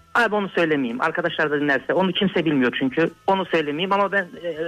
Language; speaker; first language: Turkish; native; Turkish